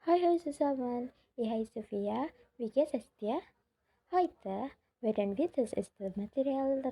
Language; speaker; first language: German; non-native, learner; Indonesian